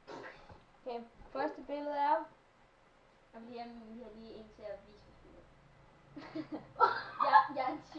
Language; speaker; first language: Danish; native; Danish